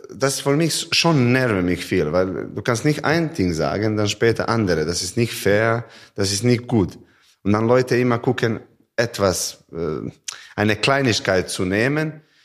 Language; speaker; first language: German; non-native, learner; Serbian